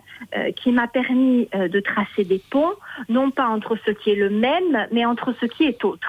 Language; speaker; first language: French; native; French